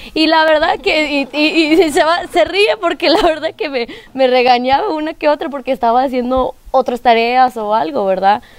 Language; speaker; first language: Spanish; early bilingual, heritage; Spanish